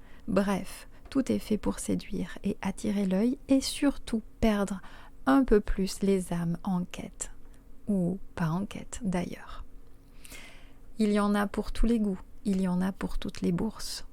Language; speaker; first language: French; native; French